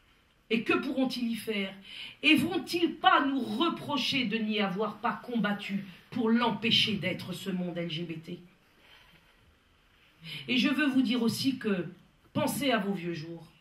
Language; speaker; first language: French; native; French